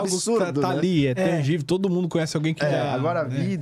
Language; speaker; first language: Portuguese; native; Portuguese